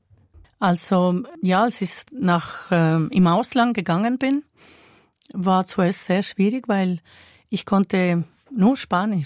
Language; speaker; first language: German; non-native, fluent; Spanish